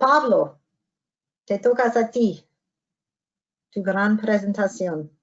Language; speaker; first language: Spanish; non-native, fluent; English